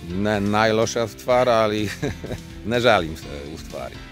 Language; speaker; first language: Serbian; non-native, learner; Polish